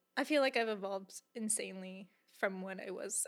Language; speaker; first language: English; native; English